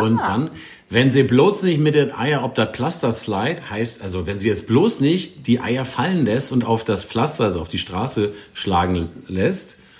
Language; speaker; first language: German; native; German